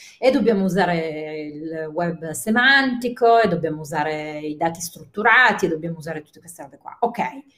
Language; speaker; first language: Italian; native; Italian